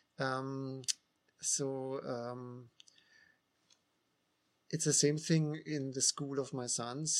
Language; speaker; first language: English; non-native, fluent; German